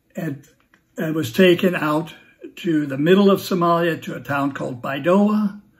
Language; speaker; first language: English; native; English